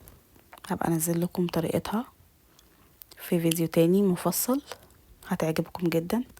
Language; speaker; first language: Arabic; native; Arabic